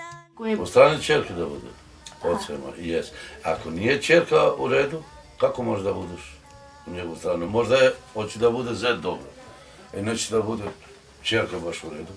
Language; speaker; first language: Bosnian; non-native, local second language; Romany